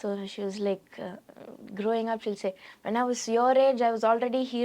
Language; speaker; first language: Telugu; non-native, learner; Tamil